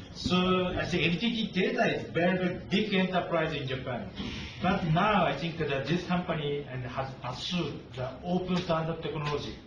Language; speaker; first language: English; non-native, fluent; Japanese